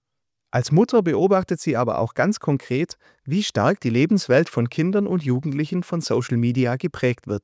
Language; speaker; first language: German; native; German